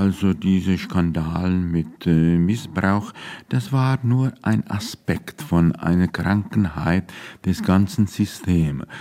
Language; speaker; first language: German; non-native, fluent; Czech